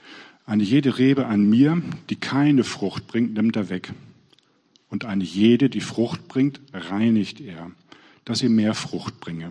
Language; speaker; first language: German; native; German